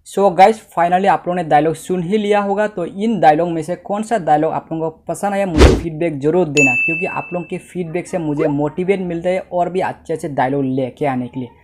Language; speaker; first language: Hindi; native; Hindi